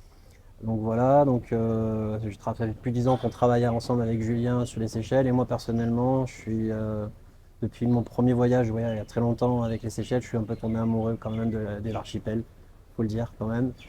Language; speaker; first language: French; native; French